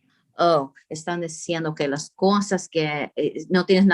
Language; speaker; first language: Spanish; early bilingual, heritage; Spanish